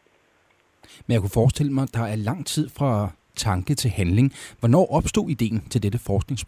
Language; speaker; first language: Danish; native; Danish